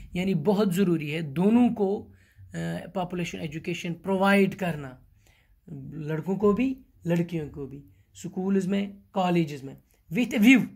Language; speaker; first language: Hindi; non-native, local second language; Kashmiri